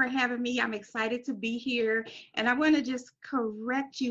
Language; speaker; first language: English; native; English